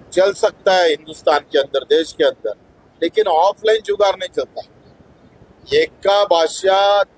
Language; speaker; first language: Hindi; non-native, local second language; Marathi